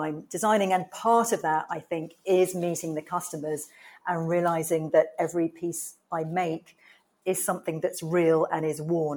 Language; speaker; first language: English; native; English